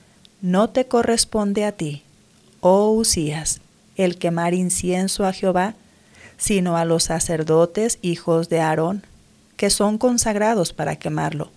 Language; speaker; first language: Spanish; native; Spanish